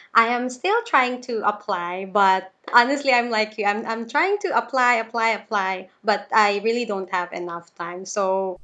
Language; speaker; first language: English; non-native, local second language; Cebuano